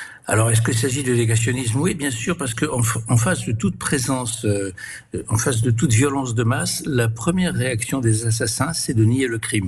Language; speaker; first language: French; native; French